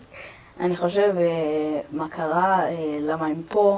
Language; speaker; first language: Hebrew; early bilingual, other home language; Amharic